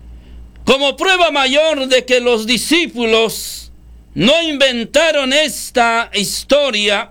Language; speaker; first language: Spanish; native; Spanish